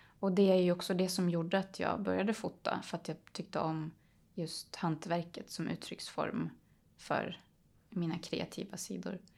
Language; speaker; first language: Swedish; early bilingual, other home language; Polish